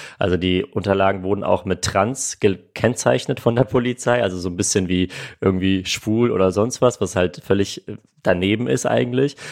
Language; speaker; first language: German; early bilingual, other home language; Armenian